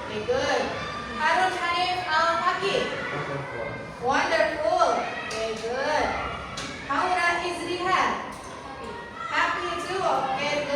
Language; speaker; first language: English; non-native, learner; Indonesian